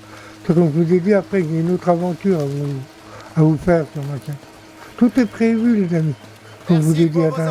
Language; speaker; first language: French; native; French